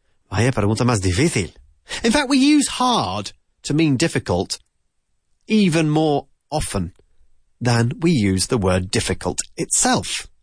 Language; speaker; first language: English; native; English